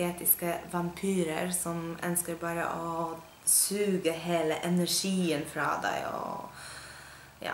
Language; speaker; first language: Norwegian; non-native, fluent; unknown